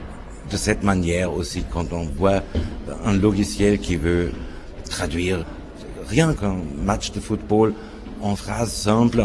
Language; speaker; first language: French; non-native, fluent; German